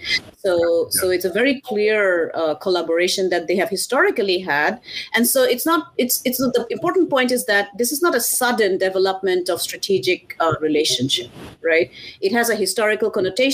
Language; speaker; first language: English; non-native, local second language; Assamese